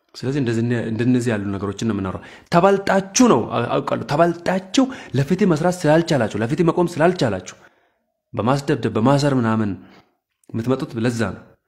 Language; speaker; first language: Amharic; non-native, local second language; Hadiyya